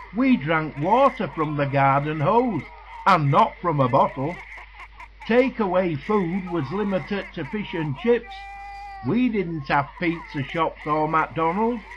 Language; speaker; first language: English; native; English